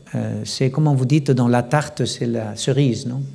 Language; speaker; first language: French; non-native, fluent; Spanish